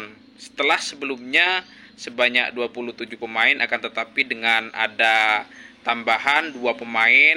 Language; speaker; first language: Indonesian; native; Indonesian